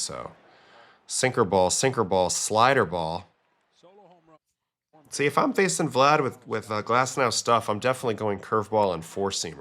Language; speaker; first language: English; native; English